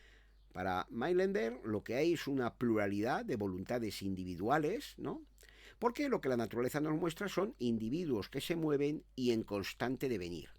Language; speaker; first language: Spanish; native; Spanish